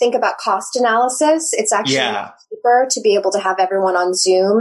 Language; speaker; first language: English; native; English